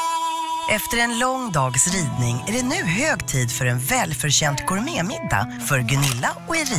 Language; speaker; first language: Swedish; native; Swedish